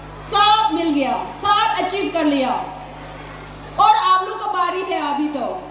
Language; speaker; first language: Hindi; non-native, local second language; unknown